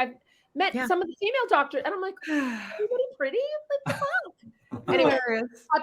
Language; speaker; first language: English; native; English